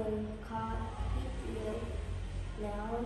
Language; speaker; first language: English; non-native, learner; Vietnamese